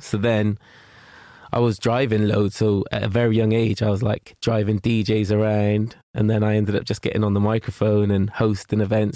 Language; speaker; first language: English; native; English